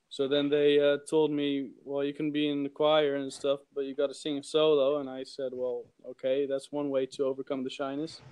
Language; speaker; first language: English; early bilingual, heritage; English